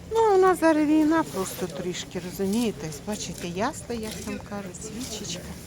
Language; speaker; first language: Ukrainian; native; Ukrainian